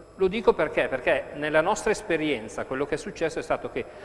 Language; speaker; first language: Italian; native; Italian